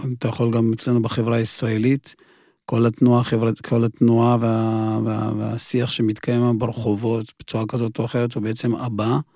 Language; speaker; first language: Hebrew; non-native, fluent; Russian